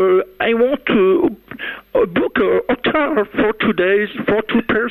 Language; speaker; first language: English; non-native, learner; French